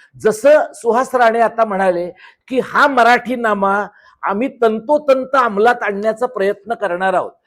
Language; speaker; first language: Marathi; native; Marathi